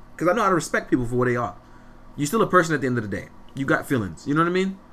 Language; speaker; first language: English; native; English